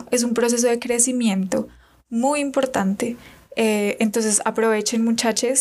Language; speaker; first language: Spanish; native; Spanish